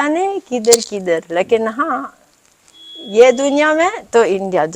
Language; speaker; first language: Hindi; non-native, learner; Italian